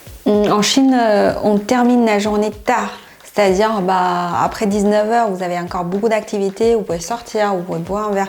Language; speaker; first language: French; non-native, fluent; Chinese